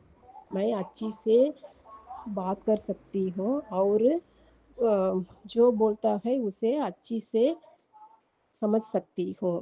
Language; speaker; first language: Hindi; non-native, local second language; Tamil